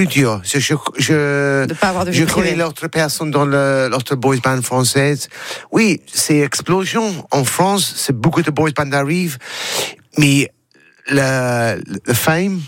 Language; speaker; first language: French; non-native, learner; English